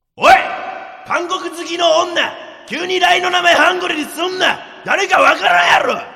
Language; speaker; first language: Japanese; native; Japanese